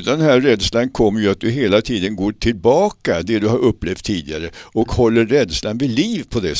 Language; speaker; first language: Swedish; native; Swedish